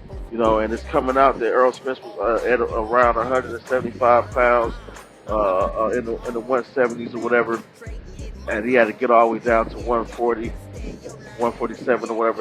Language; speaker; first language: English; native; English